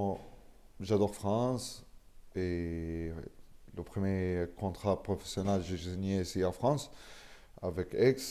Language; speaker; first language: French; non-native, learner; Arabic